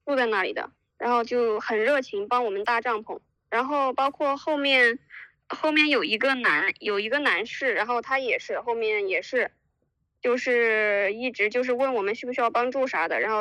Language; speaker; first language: Chinese; native; Chinese